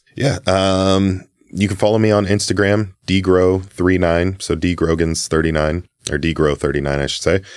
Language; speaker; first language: English; native; English